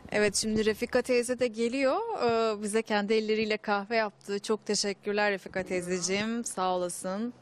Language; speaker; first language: Turkish; native; Turkish